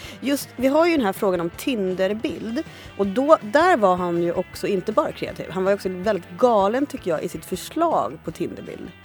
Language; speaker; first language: Swedish; native; Swedish